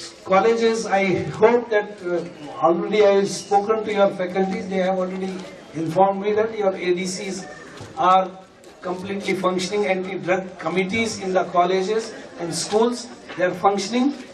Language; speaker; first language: English; non-native, local second language; Telugu